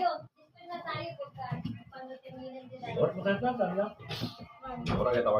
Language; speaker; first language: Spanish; non-native, fluent; Filipino